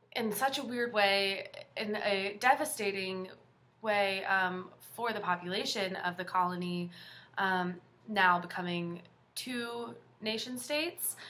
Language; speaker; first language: English; native; English